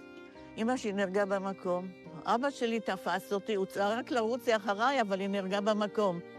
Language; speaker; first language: Hebrew; non-native, fluent; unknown